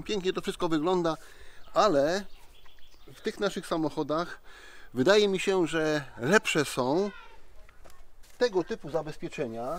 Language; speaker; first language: Polish; native; Polish